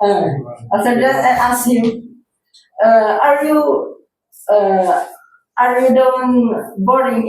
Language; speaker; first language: English; non-native, learner; Indonesian